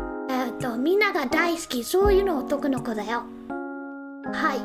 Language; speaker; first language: Japanese; non-native, learner; English